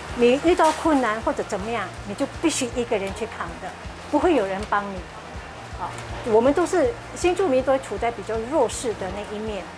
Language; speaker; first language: Chinese; non-native, fluent; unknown